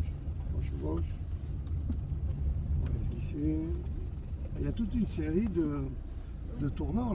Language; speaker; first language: French; native; French